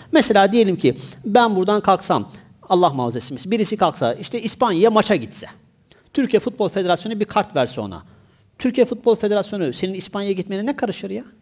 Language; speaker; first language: Turkish; native; Turkish